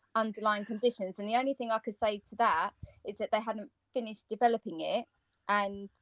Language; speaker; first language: English; non-native, fluent; Bulgarian